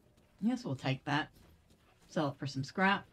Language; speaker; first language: English; native; English